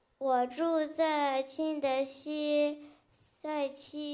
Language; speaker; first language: Chinese; early bilingual, heritage; Chinese